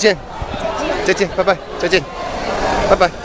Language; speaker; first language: Chinese; non-native, learner; English